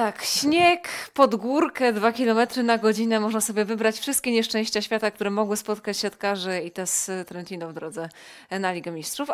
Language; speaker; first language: Polish; native; Polish